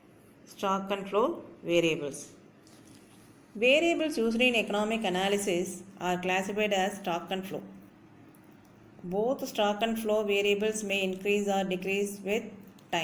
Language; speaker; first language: English; non-native, local second language; Tamil